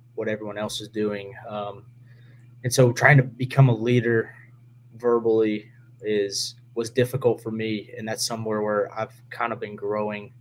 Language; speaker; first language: English; native; English